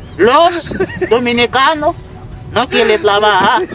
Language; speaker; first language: Spanish; non-native, learner; Haitian Creole